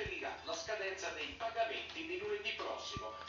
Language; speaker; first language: Italian; native; Italian